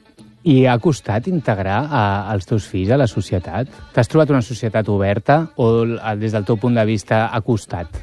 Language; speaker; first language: Catalan; native; Catalan